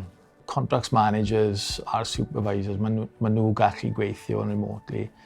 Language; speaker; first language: Welsh; non-native, local second language; English